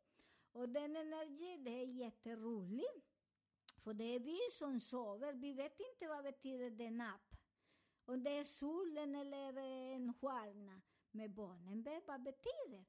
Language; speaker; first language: Swedish; non-native, fluent; Spanish